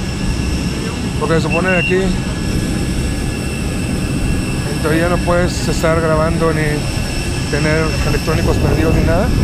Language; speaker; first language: Spanish; native; Spanish